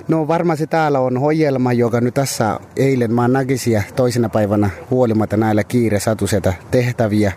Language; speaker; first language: Finnish; non-native, fluent; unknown